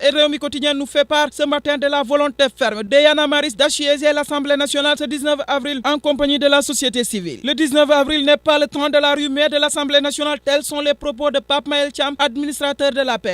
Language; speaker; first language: French; non-native, local second language; Wolof